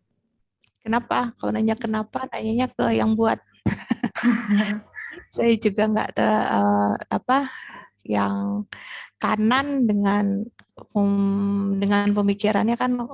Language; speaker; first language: Indonesian; native; Indonesian